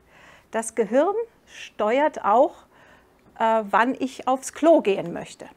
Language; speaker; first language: German; non-native, fluent; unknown